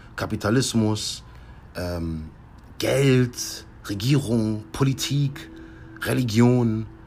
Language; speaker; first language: German; early bilingual, heritage; English